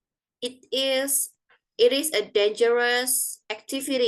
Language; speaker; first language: English; non-native, fluent; Indonesian